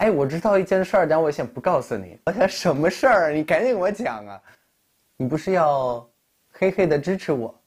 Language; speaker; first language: Chinese; non-native, fluent; Russian